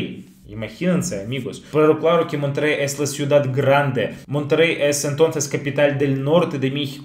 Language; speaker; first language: Spanish; non-native, learner; Russian